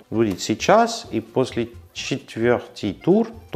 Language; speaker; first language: Russian; non-native, learner; French